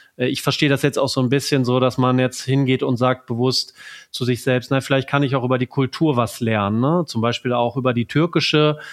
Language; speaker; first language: German; native; German